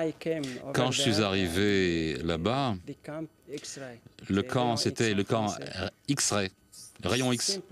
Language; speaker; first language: French; non-native, local second language; Arabic